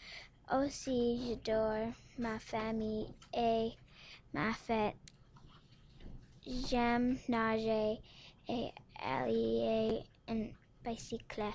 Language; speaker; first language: French; non-native, learner; English